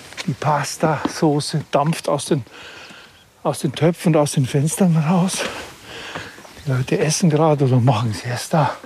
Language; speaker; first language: German; native; German